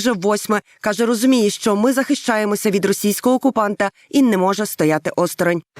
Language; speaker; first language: Ukrainian; native; Ukrainian